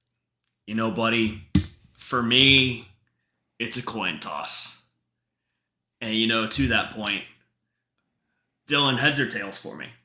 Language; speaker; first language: English; native; English